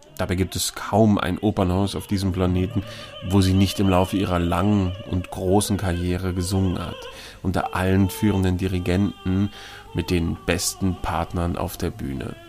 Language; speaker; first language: German; native; German